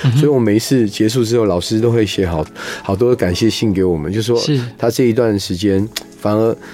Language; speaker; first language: Chinese; non-native, local second language; Hakka Chinese